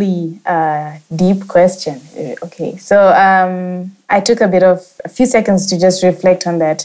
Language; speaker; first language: English; non-native, local second language; Shona